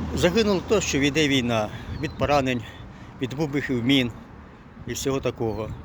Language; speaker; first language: Ukrainian; native; Ukrainian